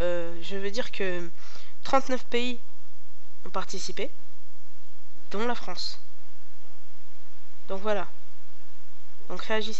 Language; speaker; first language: French; native; French